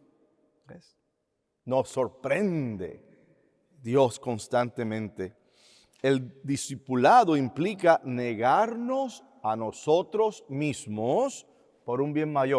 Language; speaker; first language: Spanish; native; Spanish